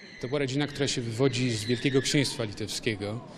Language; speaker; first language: Polish; early bilingual, heritage; Polish